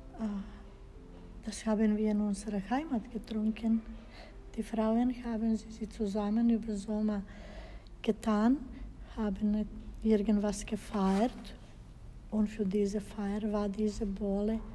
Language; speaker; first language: German; non-native, fluent; Serbian